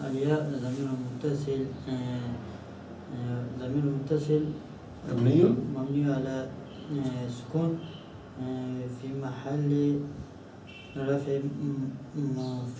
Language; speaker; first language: Arabic; non-native, learner; Chechen